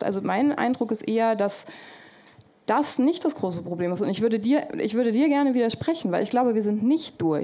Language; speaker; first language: German; native; German